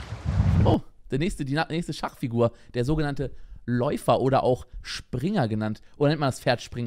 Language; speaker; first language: German; native; German